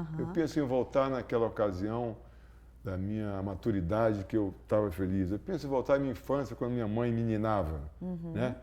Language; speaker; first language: Portuguese; native; Portuguese